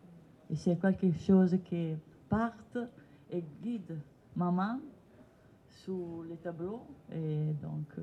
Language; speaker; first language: French; non-native, learner; Italian